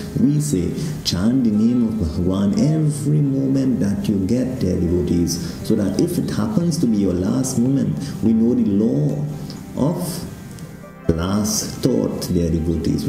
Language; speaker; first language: English; native; English